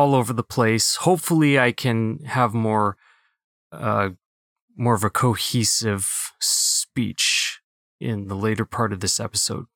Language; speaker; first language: English; early bilingual, other home language; Filipino